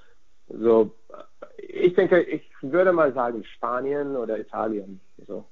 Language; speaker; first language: German; non-native, fluent; Hungarian